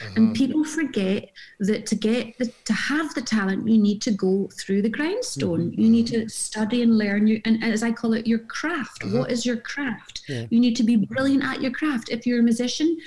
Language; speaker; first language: English; native; English